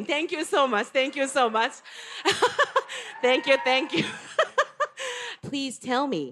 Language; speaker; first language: English; non-native, learner; Japanese